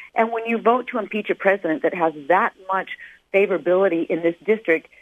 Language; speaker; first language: English; native; English